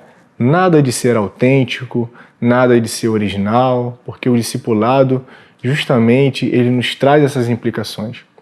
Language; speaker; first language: Portuguese; native; Portuguese